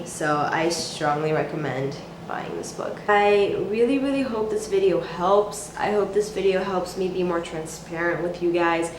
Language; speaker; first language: English; native; English